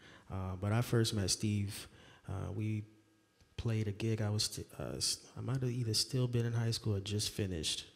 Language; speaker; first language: English; native; English